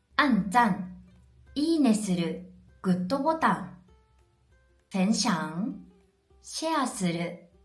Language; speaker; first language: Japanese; native; Japanese